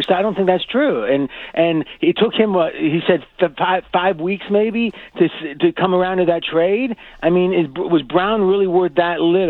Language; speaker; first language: English; native; English